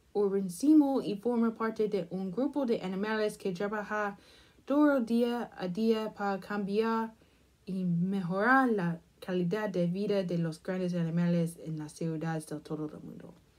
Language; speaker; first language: Spanish; non-native, learner; English